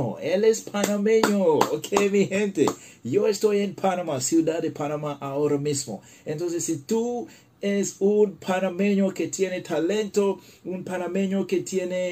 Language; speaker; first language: Spanish; non-native, learner; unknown